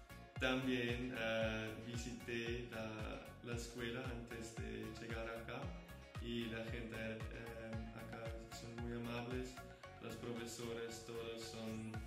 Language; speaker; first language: Spanish; non-native, learner; German